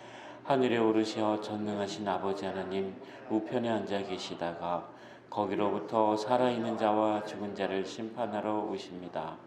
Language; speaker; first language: Korean; native; Korean